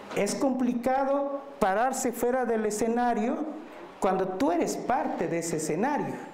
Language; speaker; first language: Spanish; non-native, local second language; Mixtepec Mixtec